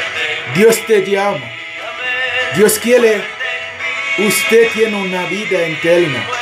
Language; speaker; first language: Spanish; non-native, learner; Haitian Creole